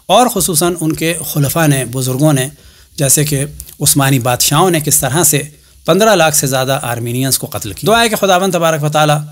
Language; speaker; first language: Urdu; native; Urdu